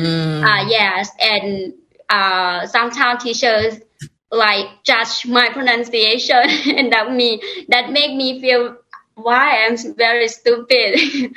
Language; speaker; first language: English; non-native, learner; Lao